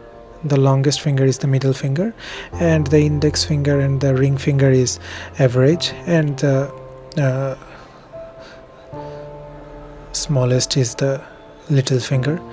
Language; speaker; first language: English; non-native, fluent; Bangla